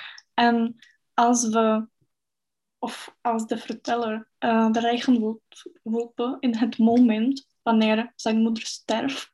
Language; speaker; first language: Dutch; non-native, fluent; Czech